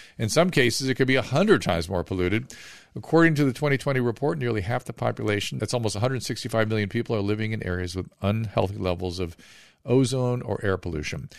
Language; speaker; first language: English; native; English